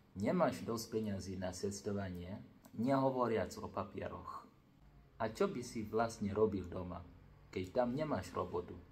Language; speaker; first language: Slovak; non-native, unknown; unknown